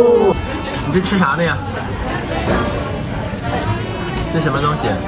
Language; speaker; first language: Chinese; native; Chinese